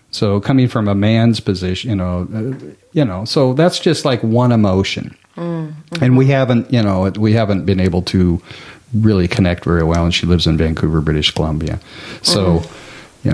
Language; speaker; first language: English; native; English